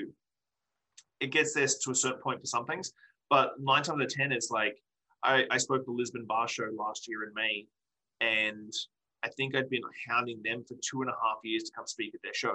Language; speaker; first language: English; native; English